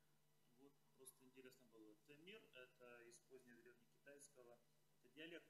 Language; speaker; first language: Russian; native; Russian